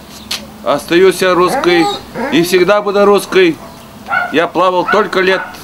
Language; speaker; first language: Russian; early bilingual, heritage; Russian